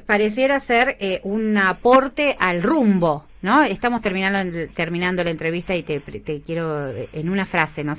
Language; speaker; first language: Spanish; native; Spanish